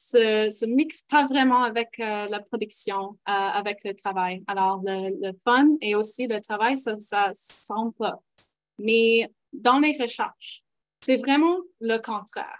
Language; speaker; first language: French; non-native, local second language; English